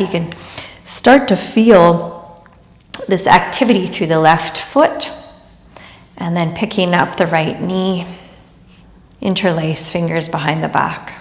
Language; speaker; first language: English; native; English